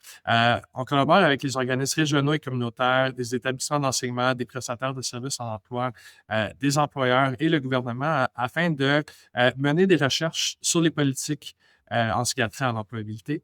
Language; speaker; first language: French; non-native, local second language; English